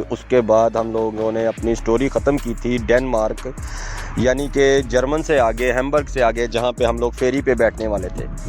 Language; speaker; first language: Urdu; non-native, local second language; Punjabi